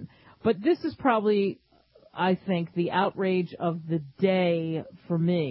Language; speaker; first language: English; native; English